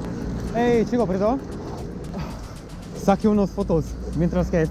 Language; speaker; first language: Spanish; non-native, learner; English